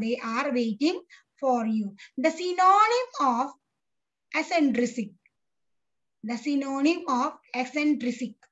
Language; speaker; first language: English; non-native, local second language; Malayalam